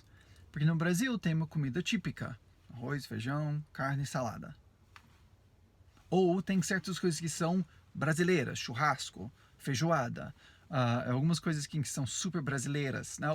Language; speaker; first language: Portuguese; non-native, fluent; English